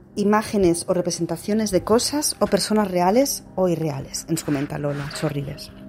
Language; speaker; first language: Spanish; non-native, local second language; Catalan